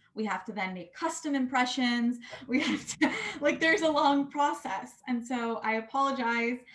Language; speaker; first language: English; native; English